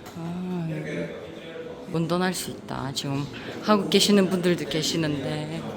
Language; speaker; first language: Korean; non-native, fluent; Uzbek